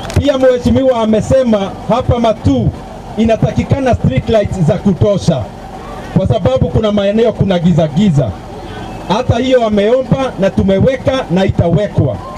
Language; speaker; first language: Swahili; non-native, local second language; Kikuyu